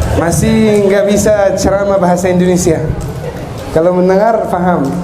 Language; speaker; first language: Indonesian; non-native, learner; Arabic